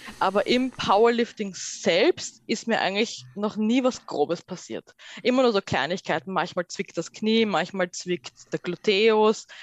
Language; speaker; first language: German; early bilingual, other home language; Persian